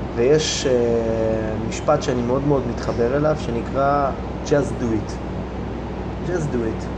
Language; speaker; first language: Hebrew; early bilingual, other home language; Russian